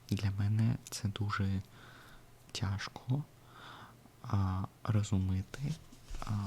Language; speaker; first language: Ukrainian; non-native, learner; Russian